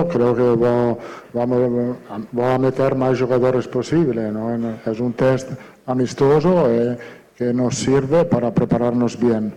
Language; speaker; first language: Portuguese; non-native, fluent; Italian